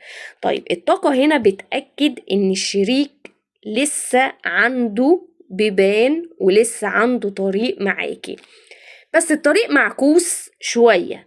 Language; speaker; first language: Arabic; native; Arabic